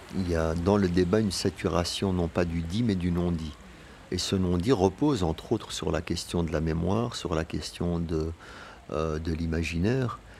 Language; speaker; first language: French; early bilingual, other home language; Arabic